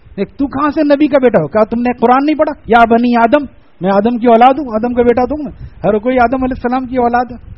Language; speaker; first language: Urdu; native; Urdu